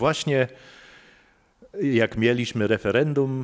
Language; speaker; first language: Polish; non-native, fluent; English